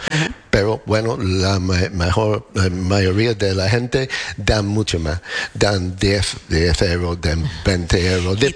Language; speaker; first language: Spanish; non-native, learner; English